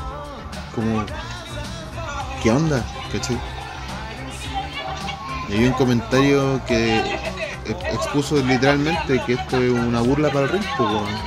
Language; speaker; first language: Spanish; native; Spanish